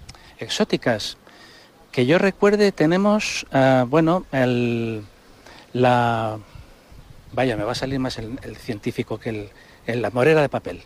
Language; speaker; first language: Spanish; native; Spanish